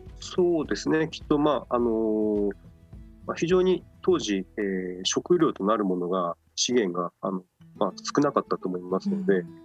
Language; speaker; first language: Japanese; native; Japanese